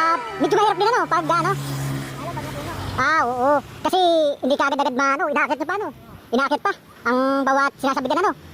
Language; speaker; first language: Filipino; non-native, local second language; Bikol